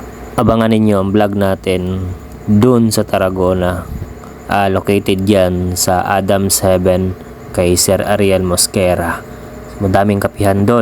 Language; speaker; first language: Filipino; non-native, local second language; Cebuano